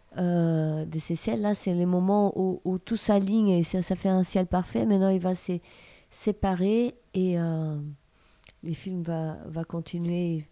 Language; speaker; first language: French; non-native, fluent; Portuguese